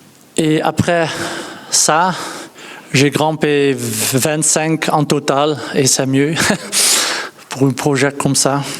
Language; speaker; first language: French; non-native, learner; Dutch